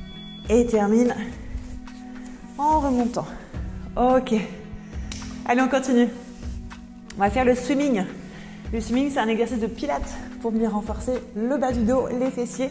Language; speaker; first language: French; native; French